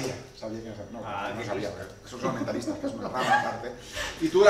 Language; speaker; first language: Spanish; native; Spanish